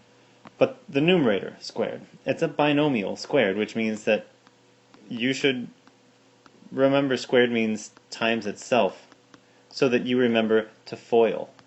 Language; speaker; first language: English; native; English